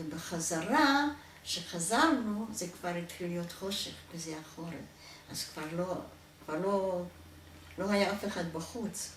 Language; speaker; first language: Hebrew; non-native, fluent; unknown